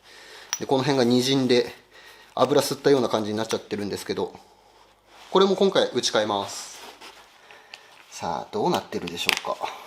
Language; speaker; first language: Japanese; native; Japanese